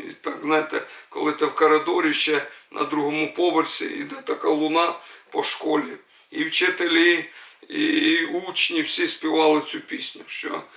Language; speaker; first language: Ukrainian; native; Ukrainian